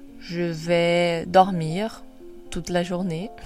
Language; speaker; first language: French; non-native, fluent; Portuguese